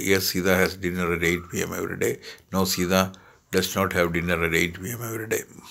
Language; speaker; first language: English; non-native, local second language; Malayalam